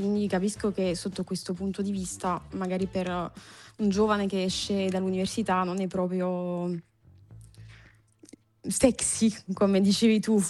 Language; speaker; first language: Italian; non-native, fluent; French